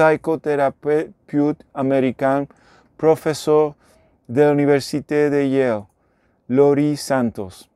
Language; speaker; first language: French; non-native, learner; Spanish